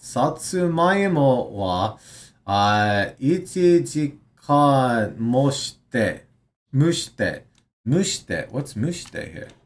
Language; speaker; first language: Japanese; non-native, learner; English